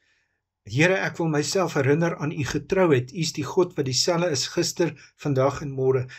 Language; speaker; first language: Afrikaans; native; Afrikaans